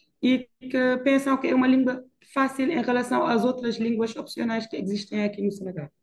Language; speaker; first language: Portuguese; non-native, fluent; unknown